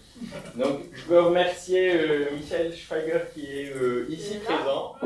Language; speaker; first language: French; native; French